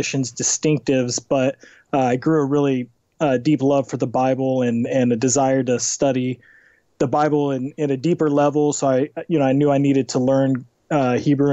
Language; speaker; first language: English; native; English